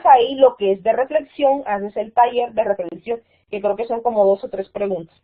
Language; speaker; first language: Spanish; native; Spanish